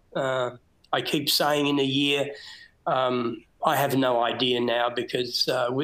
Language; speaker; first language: English; native; English